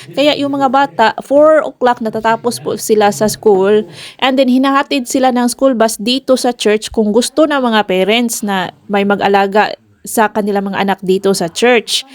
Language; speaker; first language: Filipino; non-native, local second language; Cebuano